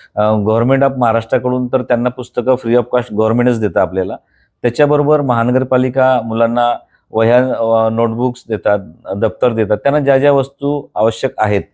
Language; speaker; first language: Marathi; non-native, local second language; Bhili